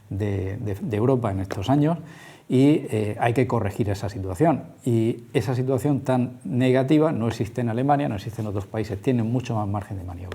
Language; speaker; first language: Spanish; native; Spanish